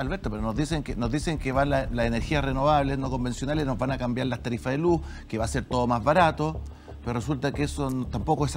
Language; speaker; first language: Spanish; native; Spanish